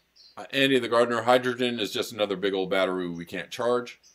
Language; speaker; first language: English; native; English